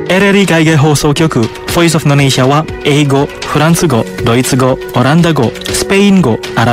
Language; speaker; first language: Japanese; non-native, fluent; Indonesian